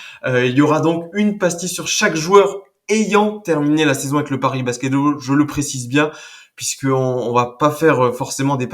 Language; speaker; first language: French; native; French